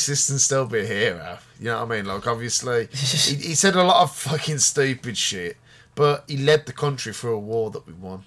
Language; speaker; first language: English; native; English